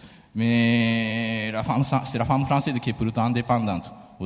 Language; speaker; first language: French; non-native, fluent; Japanese